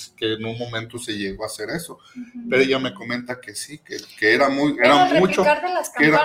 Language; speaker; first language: Spanish; native; Spanish